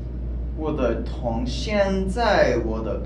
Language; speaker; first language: Chinese; non-native, learner; English